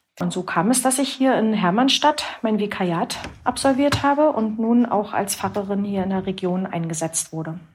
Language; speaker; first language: German; native; German